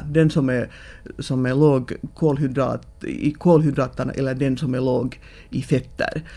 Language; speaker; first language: Swedish; non-native, local second language; Finnish